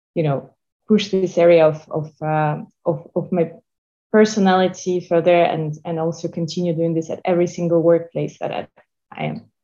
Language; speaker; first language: English; non-native, fluent; Russian